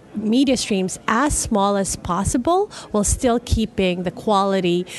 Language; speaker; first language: English; non-native, local second language; Filipino